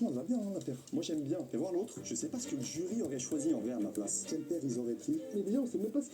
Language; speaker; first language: French; native; French